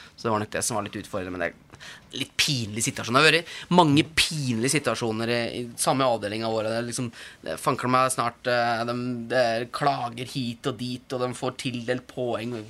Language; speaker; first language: Norwegian; native; Norwegian